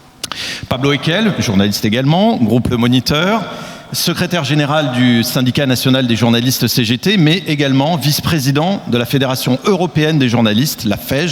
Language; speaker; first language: French; native; French